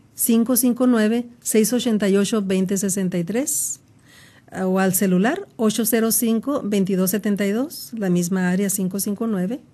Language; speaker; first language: Spanish; native; Spanish